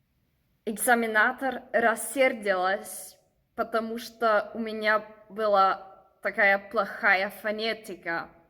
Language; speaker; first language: Russian; non-native, learner; German